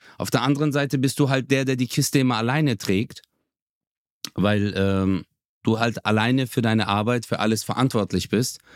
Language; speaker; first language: German; early bilingual, other home language; Turkish